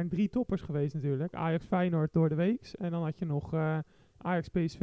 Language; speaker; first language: Dutch; native; Dutch